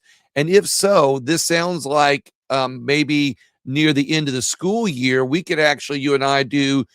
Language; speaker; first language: English; native; English